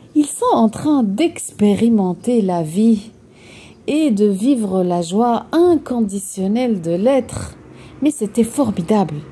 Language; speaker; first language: French; non-native, local second language; Arabic